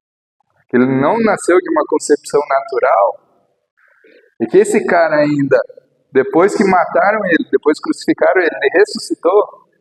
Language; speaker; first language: Portuguese; native; Portuguese